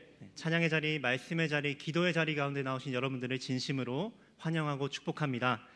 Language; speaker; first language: Korean; native; Korean